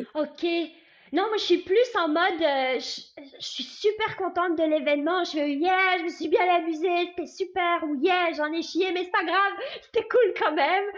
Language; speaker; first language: French; native; French